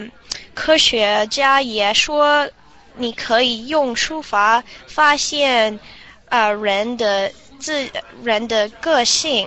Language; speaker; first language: Chinese; non-native, learner; English